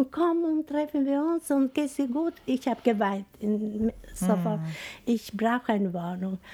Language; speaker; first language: German; non-native, fluent; Albanian